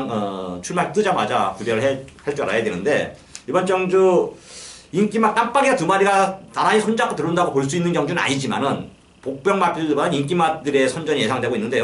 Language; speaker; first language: Korean; native; Korean